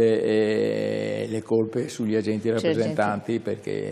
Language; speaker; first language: Italian; native; Italian